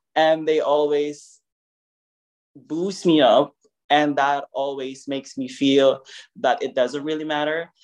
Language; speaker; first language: English; non-native, local second language; Filipino